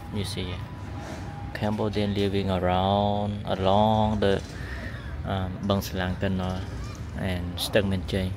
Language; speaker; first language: English; non-native, learner; Khmer